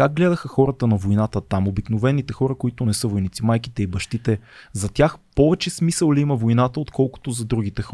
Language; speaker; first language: Bulgarian; native; Bulgarian